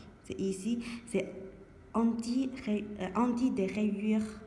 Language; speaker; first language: French; non-native, learner; Chinese